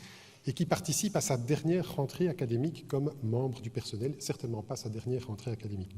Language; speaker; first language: French; native; French